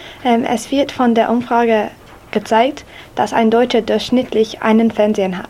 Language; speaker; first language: German; non-native, learner; English